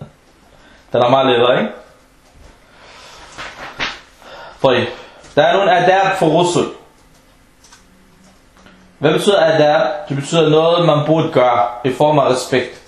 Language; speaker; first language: Danish; non-native, fluent; Arabic